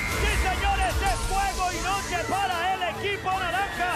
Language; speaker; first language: Spanish; native; Spanish